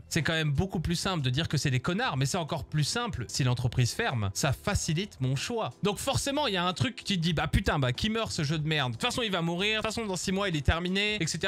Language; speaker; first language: French; native; French